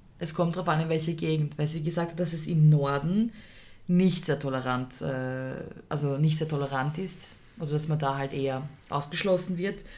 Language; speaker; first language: German; early bilingual, other home language; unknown